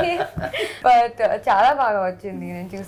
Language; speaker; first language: Telugu; non-native, local second language; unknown